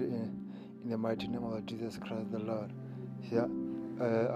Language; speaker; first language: English; non-native, local second language; Tswana